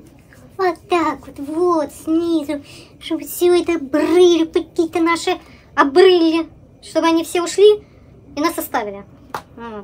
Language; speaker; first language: Russian; native; Russian